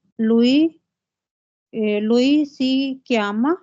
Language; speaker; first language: Italian; non-native, learner; Punjabi